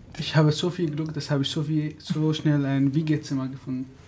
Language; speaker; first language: German; non-native, learner; Arabic